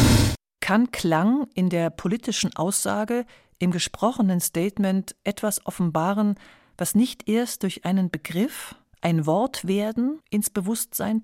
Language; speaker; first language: German; native; German